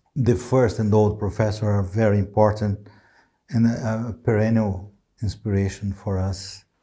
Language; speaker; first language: English; non-native, fluent; Portuguese